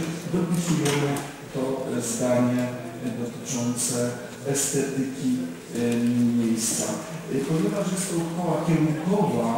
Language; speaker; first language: Polish; native; Polish